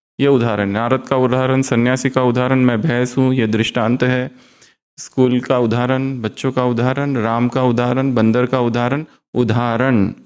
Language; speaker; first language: Hindi; native; Hindi